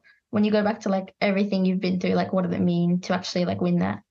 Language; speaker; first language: English; native; English